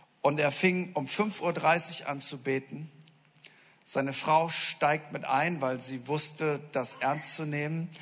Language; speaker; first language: German; native; German